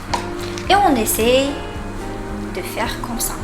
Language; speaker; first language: French; non-native, local second language; Arabic